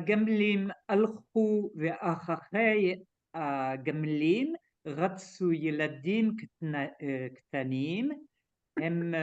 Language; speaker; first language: Hebrew; non-native, learner; French